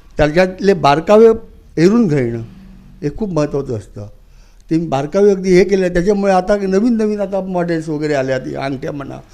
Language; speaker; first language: Marathi; native; Marathi